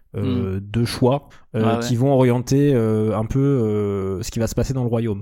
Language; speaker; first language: French; native; French